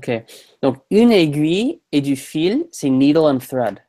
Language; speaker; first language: French; non-native, fluent; English